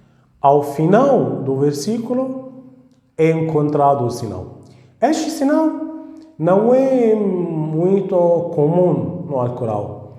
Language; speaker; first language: Portuguese; non-native, fluent; Arabic